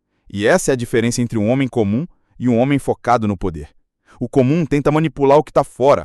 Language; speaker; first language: Portuguese; native; Portuguese